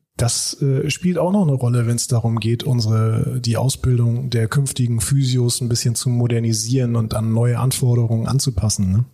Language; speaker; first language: German; native; German